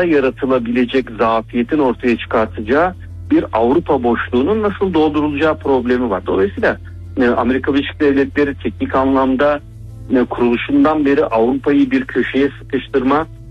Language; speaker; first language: Turkish; native; Turkish